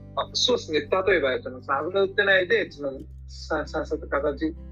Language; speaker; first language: Japanese; non-native, learner; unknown